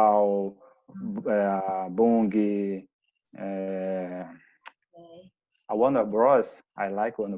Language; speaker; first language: English; non-native, learner; Portuguese